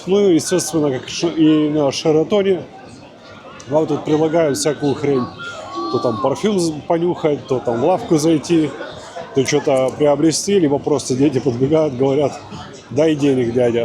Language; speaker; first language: Russian; native; Russian